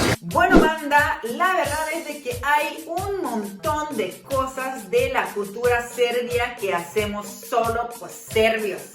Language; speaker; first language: Spanish; non-native, fluent; Serbian